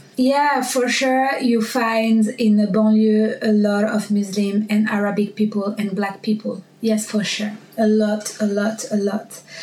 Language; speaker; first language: English; non-native, learner; French